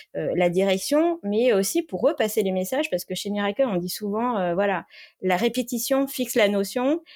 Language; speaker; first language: French; native; French